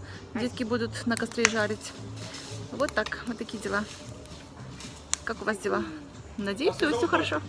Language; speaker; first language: Russian; native; Russian